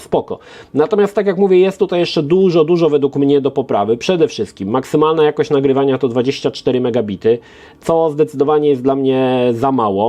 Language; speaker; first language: Polish; native; Polish